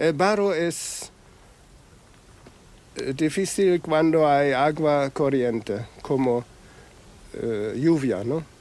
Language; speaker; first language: Spanish; non-native, fluent; German